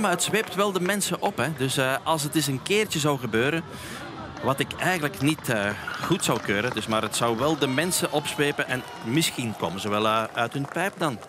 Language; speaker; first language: Dutch; native; Dutch